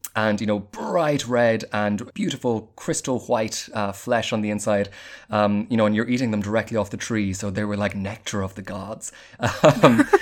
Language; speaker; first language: English; native; English